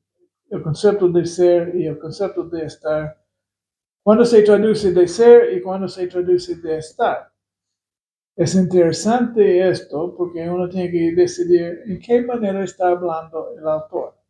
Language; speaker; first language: Spanish; non-native, fluent; English